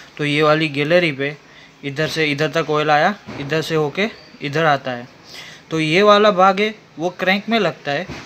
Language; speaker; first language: Hindi; native; Hindi